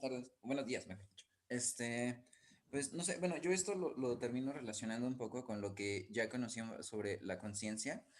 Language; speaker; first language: Spanish; native; Spanish